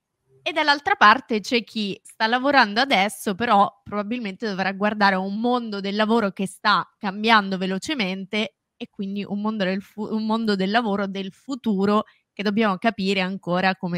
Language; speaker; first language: Italian; native; Italian